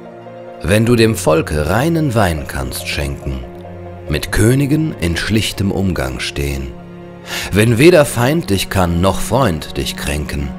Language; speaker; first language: German; native; German